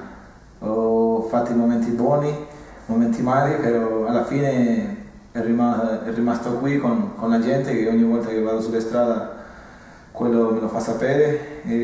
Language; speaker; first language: Italian; non-native, fluent; Spanish